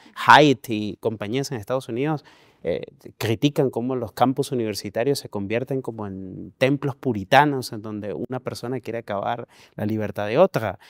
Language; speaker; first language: Spanish; native; Spanish